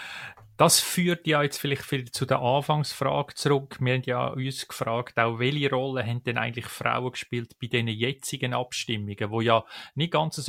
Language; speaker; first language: German; native; German